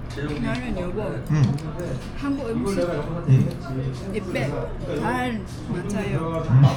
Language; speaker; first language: Korean; non-native, learner; Vietnamese